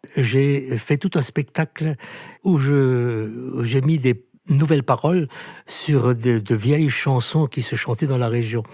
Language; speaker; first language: French; non-native, local second language; Swiss German